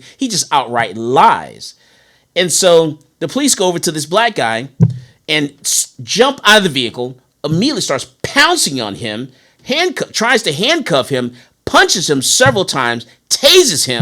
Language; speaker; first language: English; native; English